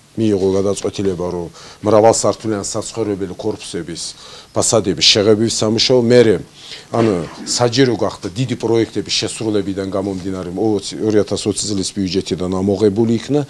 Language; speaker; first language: Georgian; non-native, local second language; Azerbaijani